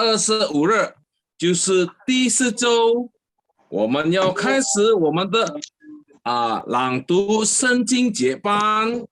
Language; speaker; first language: Chinese; early bilingual, heritage; Chinese